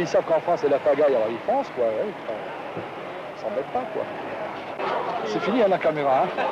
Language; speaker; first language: French; native; French